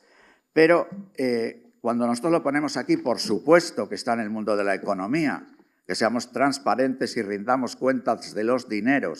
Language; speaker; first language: Spanish; native; Spanish